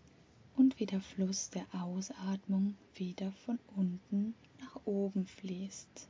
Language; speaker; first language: German; native; German